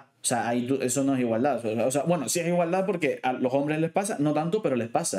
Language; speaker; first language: Spanish; native; Spanish